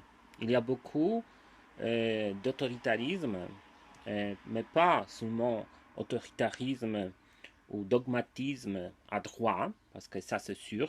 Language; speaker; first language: French; non-native, learner; Polish